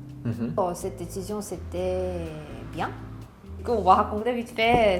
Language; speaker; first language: French; non-native, learner; Korean